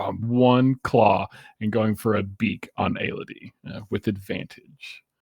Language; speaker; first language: English; native; English